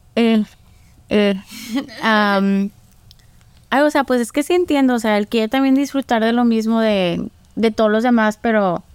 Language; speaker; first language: Spanish; early bilingual, heritage; Spanish